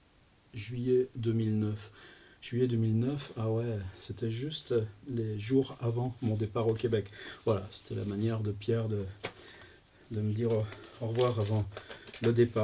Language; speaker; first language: French; native; French